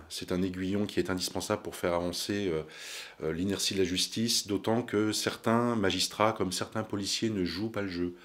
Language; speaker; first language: French; native; French